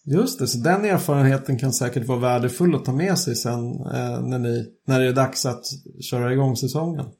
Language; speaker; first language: Swedish; native; Swedish